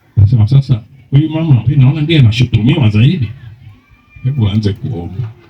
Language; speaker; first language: Swahili; non-native, local second language; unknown